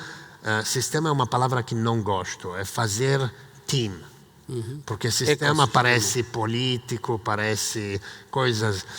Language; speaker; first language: Portuguese; non-native, fluent; Italian